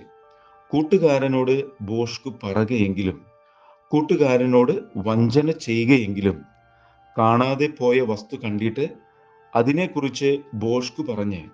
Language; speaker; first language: Malayalam; native; Malayalam